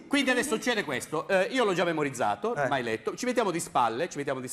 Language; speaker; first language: Italian; native; Italian